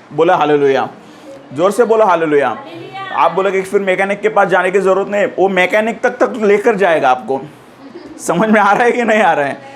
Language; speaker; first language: Hindi; non-native, local second language; Marathi